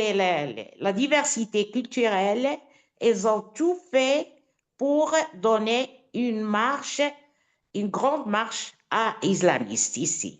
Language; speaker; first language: French; non-native, fluent; Italian